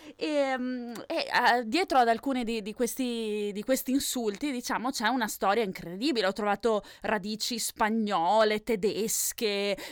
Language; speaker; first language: Italian; native; Italian